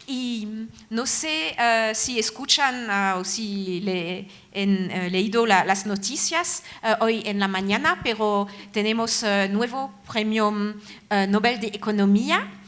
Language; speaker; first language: Spanish; non-native, fluent; French